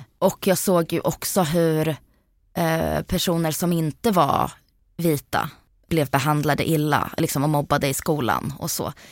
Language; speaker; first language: Swedish; early bilingual, other home language; Bosnian